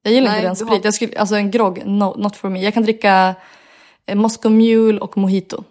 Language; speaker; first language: Swedish; native; Swedish